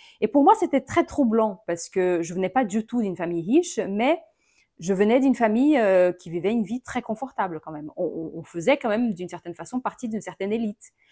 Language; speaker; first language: French; non-native, fluent; Portuguese